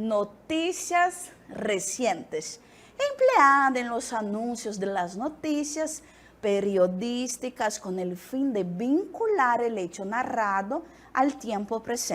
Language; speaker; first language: Spanish; non-native, fluent; Portuguese